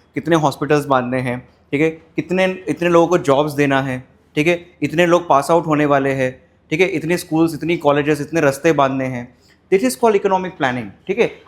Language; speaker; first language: Hindi; non-native, local second language; Marathi